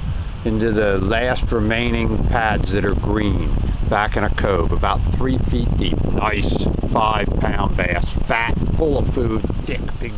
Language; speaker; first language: English; native; English